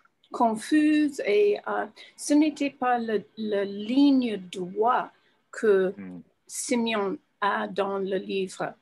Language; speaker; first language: French; non-native, fluent; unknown